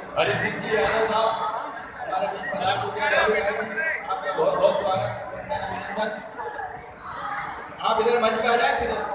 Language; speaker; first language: Hindi; native; Hindi